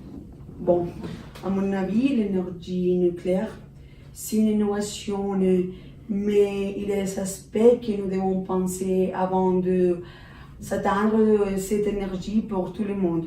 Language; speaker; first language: French; non-native, learner; Spanish